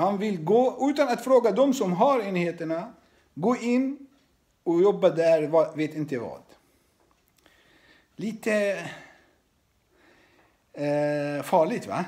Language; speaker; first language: Swedish; non-native, fluent; Arabic